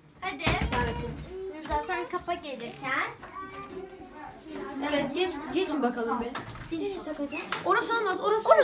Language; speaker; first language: Turkish; native; Turkish